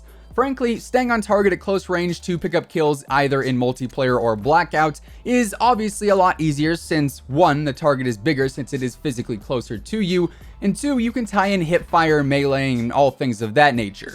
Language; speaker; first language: English; native; English